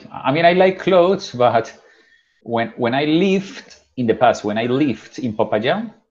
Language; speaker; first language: English; non-native, fluent; Spanish